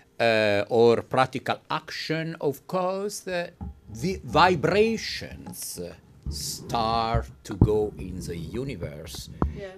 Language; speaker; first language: English; non-native, fluent; Italian